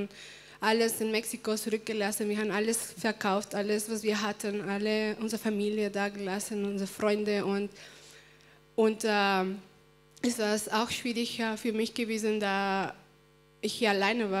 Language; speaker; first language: German; non-native, fluent; Spanish